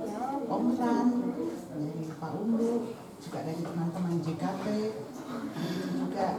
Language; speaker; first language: Indonesian; native; Indonesian